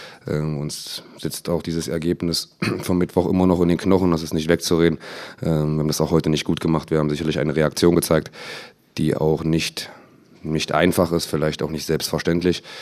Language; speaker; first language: German; native; German